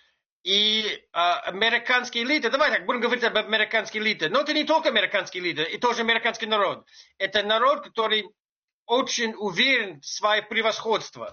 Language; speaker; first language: Russian; non-native, fluent; English